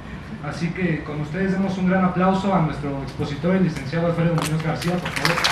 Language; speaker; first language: Spanish; native; Spanish